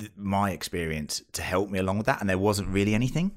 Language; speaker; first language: English; native; English